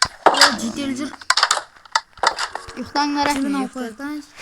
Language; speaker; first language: Kazakh; native; Kazakh